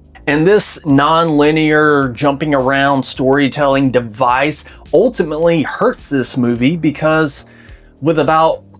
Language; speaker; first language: English; native; English